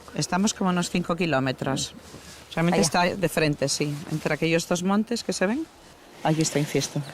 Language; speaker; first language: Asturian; native; Asturian